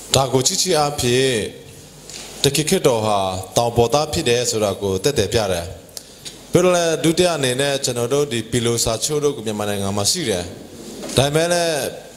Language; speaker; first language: Burmese; non-native, local second language; Hakha Chin